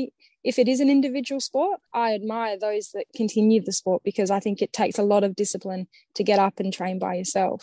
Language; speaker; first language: English; native; English